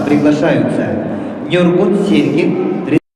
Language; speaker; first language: Russian; native; Russian